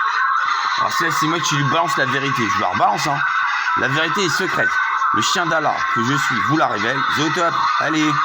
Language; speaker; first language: French; native; French